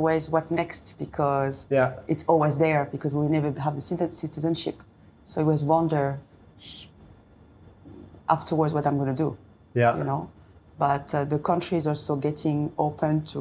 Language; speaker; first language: English; non-native, fluent; French